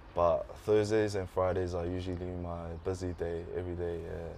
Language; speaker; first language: English; early bilingual, other home language; Tongan